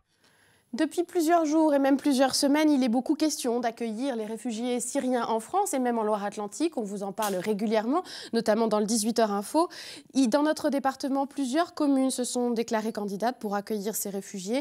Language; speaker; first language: French; native; French